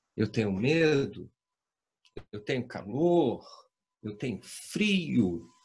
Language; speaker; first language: Portuguese; native; Portuguese